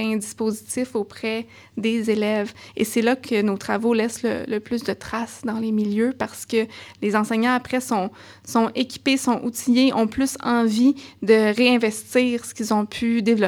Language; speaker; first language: French; native; French